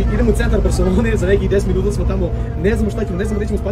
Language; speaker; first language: Croatian; native; Croatian